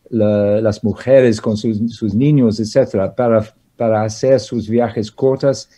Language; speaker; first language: Spanish; non-native, fluent; English